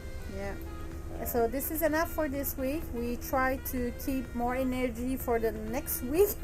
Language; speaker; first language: English; non-native, learner; French